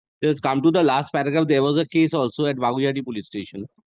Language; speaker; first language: English; non-native, local second language; Bangla